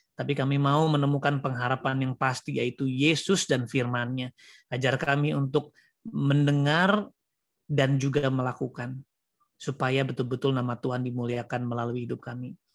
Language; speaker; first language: Indonesian; native; Indonesian